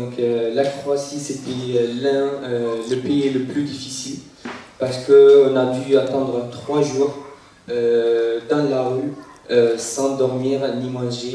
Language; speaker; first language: French; non-native, fluent; Arabic